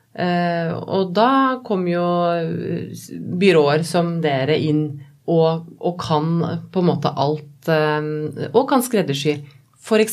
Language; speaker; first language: Norwegian; native; Norwegian